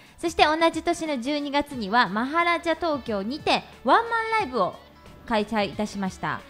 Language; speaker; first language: Japanese; native; Japanese